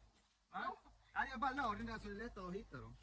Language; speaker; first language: Swedish; native; Swedish